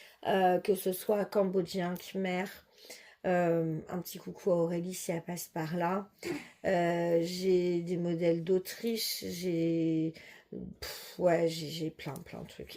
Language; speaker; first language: French; native; French